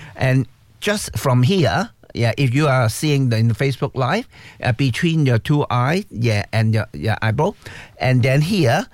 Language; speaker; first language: English; non-native, local second language; Cantonese